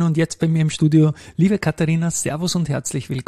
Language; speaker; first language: German; native; German